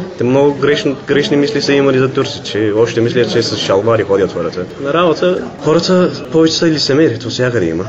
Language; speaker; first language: Bulgarian; non-native, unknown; Turkish